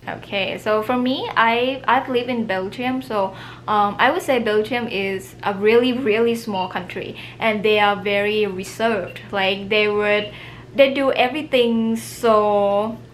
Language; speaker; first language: English; non-native, fluent; Thai